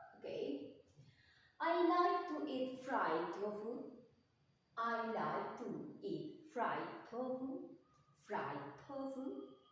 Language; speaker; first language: English; non-native, fluent; Indonesian